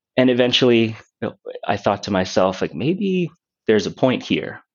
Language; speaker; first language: English; native; English